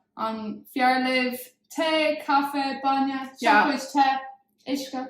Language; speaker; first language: Irish; non-native, local second language; English